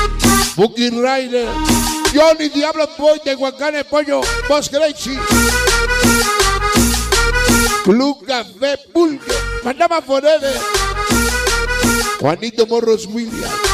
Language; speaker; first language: Spanish; native; Spanish